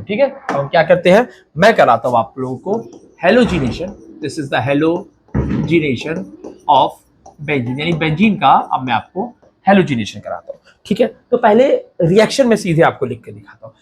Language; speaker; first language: Hindi; native; Hindi